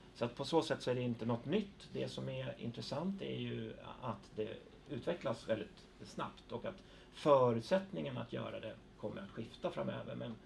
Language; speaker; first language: Swedish; native; Swedish